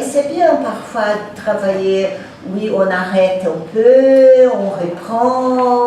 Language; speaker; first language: French; non-native, fluent; Portuguese